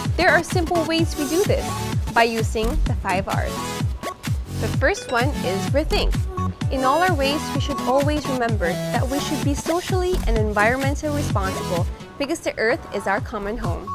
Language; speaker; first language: English; non-native, local second language; Filipino